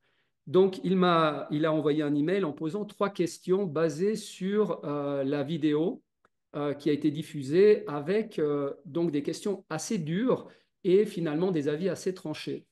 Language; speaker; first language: French; native; French